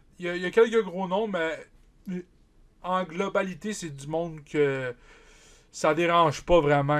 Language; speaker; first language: French; native; French